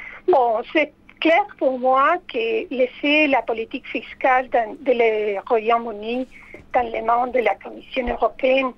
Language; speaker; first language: French; non-native, fluent; Spanish